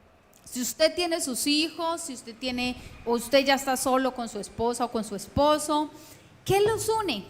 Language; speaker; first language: Spanish; native; Spanish